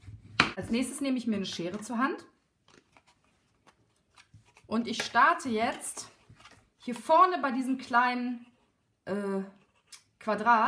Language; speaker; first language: German; native; German